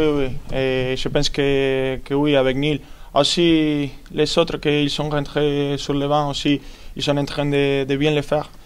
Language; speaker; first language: French; non-native, fluent; Spanish